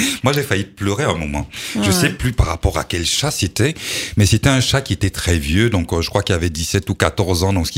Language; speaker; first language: French; native; French